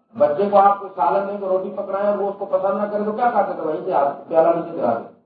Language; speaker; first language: Urdu; non-native, local second language; Punjabi